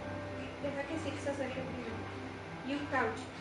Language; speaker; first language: Spanish; native; Spanish